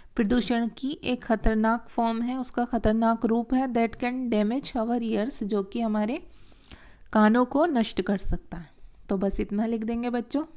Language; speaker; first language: Hindi; native; Hindi